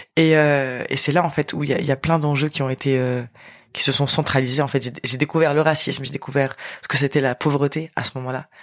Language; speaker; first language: French; early bilingual, other home language; Arabic